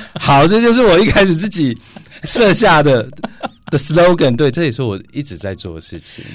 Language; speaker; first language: Chinese; native; Chinese